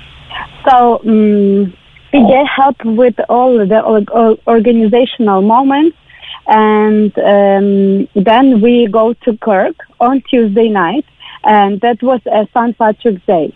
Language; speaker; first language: English; non-native, learner; Ukrainian